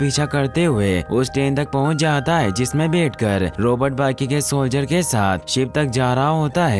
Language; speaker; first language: Hindi; native; Hindi